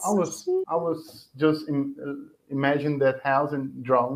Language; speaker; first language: English; non-native, fluent; Portuguese